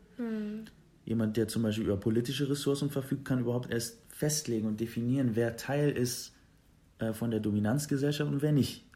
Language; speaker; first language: German; early bilingual, other home language; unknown